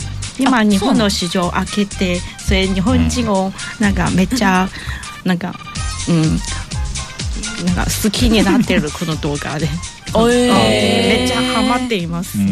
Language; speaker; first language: Japanese; non-native, fluent; Chinese